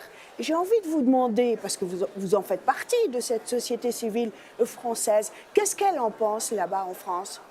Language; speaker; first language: French; native; French